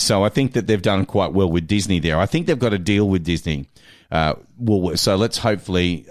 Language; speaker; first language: English; native; English